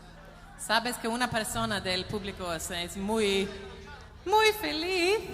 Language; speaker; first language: Spanish; non-native, learner; Swedish